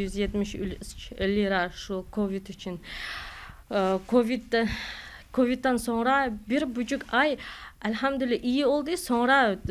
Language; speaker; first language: Turkish; non-native, learner; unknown